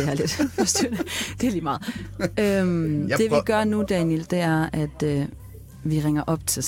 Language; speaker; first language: Danish; native; Danish